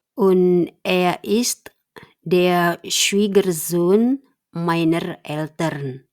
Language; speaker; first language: German; non-native, fluent; Indonesian